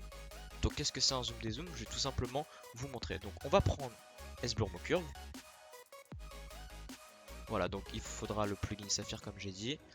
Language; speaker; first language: French; native; French